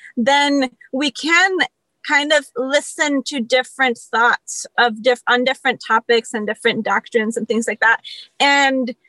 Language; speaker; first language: English; early bilingual, other home language; Spanish